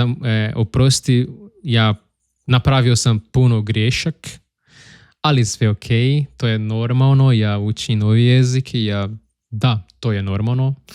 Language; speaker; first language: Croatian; non-native, learner; Portuguese